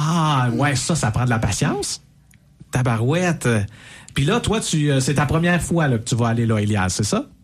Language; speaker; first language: French; native; French